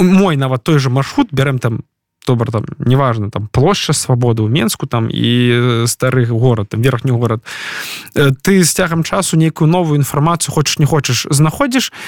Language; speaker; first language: Belarusian; non-native, local second language; Russian